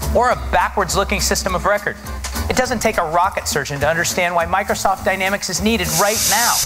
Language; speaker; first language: English; native; English